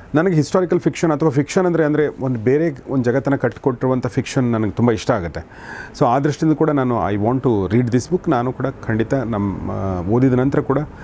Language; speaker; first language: Kannada; native; Kannada